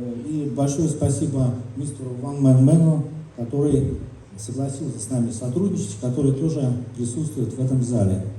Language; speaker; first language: Russian; native; Russian